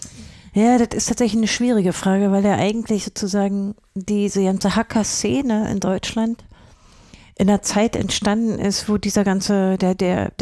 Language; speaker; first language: German; native; German